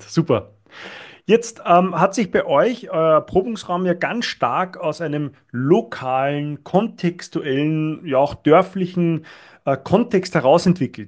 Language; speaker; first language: German; native; German